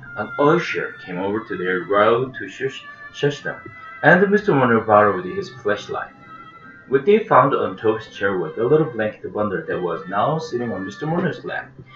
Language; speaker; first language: English; non-native, fluent; Korean